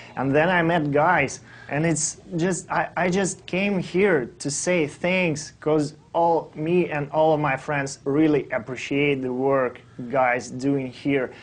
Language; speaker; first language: English; non-native, fluent; Russian